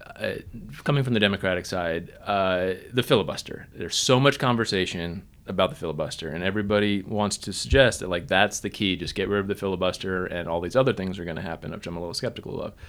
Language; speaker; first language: English; native; English